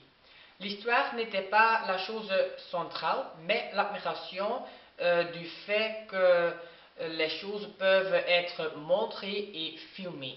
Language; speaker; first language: French; non-native, learner; Dutch